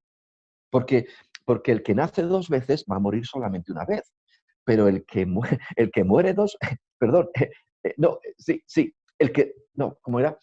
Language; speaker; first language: Spanish; native; Spanish